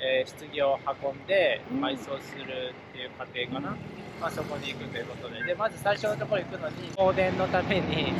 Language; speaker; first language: Japanese; native; Japanese